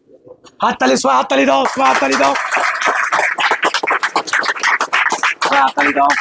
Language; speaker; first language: Hindi; non-native, local second language; Bangla